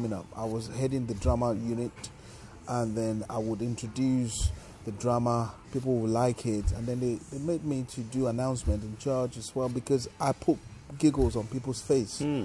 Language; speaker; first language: English; non-native, local second language; Yoruba